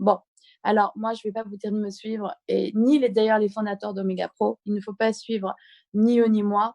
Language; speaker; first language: French; native; French